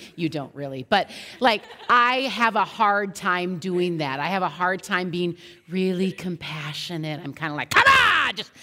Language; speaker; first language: English; native; English